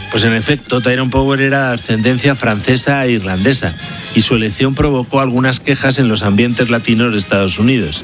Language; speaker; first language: Spanish; native; Spanish